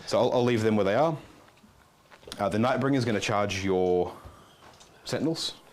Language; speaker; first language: English; native; English